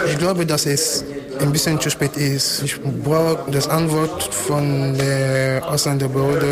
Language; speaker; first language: German; non-native, fluent; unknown